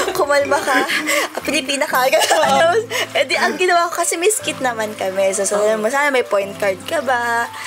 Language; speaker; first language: Filipino; native; Filipino